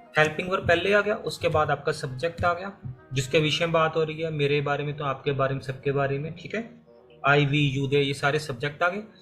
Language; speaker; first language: Hindi; native; Hindi